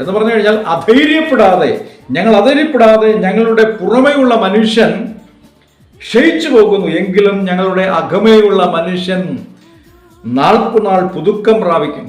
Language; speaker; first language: Malayalam; native; Malayalam